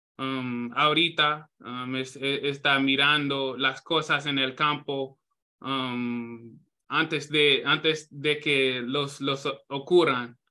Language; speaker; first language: Spanish; non-native, learner; English